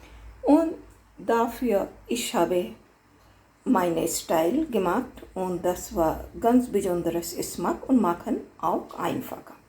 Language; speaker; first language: German; non-native, learner; Hindi